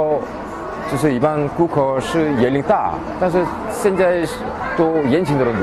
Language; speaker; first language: Chinese; non-native, learner; Korean